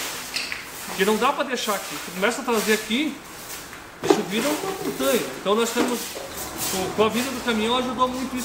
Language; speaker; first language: Portuguese; native; Portuguese